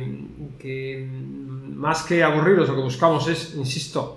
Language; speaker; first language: Spanish; native; Spanish